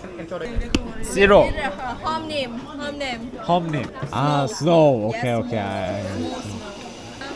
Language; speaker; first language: English; non-native, learner; Korean